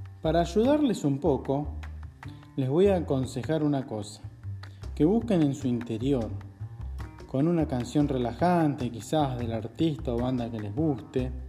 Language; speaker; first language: Spanish; native; Spanish